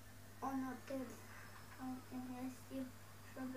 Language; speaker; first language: Polish; early bilingual, heritage; Dutch